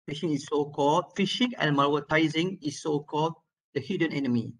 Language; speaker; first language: English; non-native, local second language; Malay